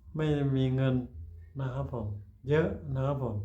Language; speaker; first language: Thai; native; Thai